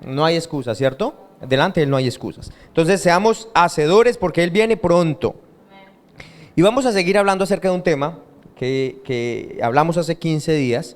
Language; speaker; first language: Spanish; native; Spanish